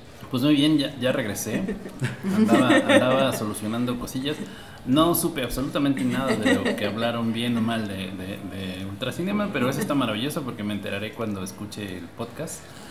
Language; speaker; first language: Spanish; native; Spanish